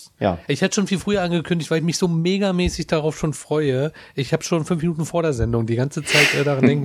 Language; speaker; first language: German; native; German